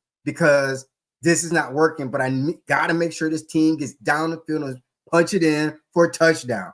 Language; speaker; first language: English; native; English